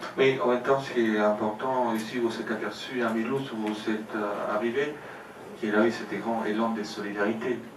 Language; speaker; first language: French; native; French